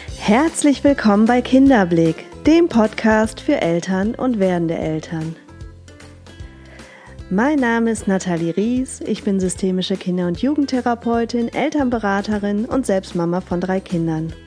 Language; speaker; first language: German; native; German